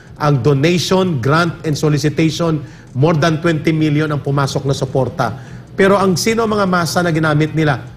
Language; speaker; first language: Filipino; non-native, local second language; Cebuano